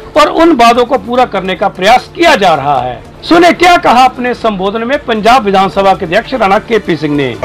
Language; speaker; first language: Hindi; non-native, local second language; Punjabi